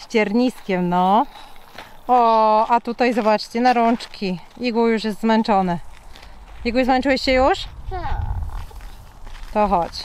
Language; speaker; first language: Polish; native; Polish